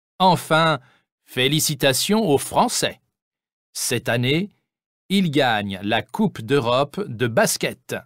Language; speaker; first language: French; native; French